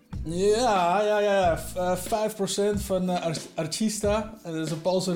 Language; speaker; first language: Dutch; native; Dutch